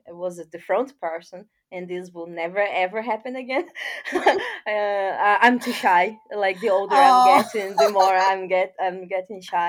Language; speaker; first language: English; non-native, fluent; Portuguese